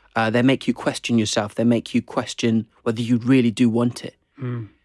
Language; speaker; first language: English; native; English